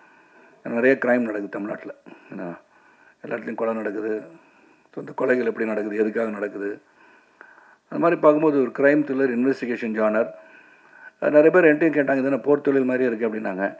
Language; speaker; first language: Tamil; native; Tamil